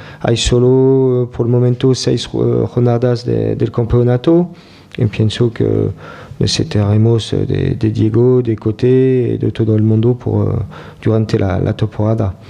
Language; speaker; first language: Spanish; non-native, learner; French